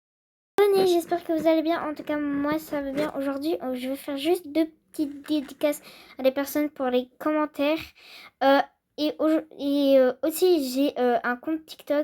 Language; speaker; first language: French; native; French